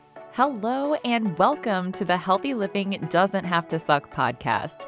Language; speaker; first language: English; native; English